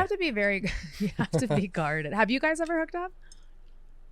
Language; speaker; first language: English; native; English